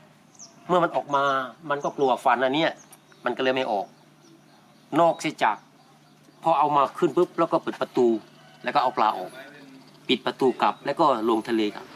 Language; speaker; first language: Thai; non-native, local second language; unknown